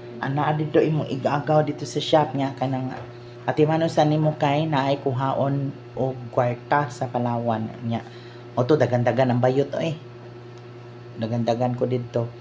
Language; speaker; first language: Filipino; non-native, local second language; Cebuano